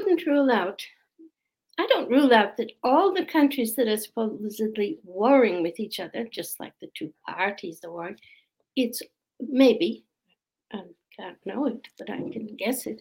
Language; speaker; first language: English; native; English